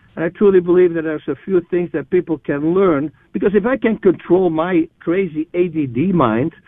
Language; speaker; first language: English; non-native, fluent; Dutch